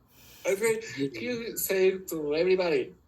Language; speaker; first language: English; non-native, learner; Spanish